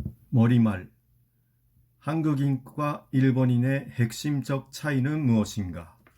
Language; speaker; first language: Korean; non-native, fluent; Japanese